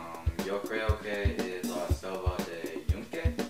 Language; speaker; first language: Spanish; non-native, learner; English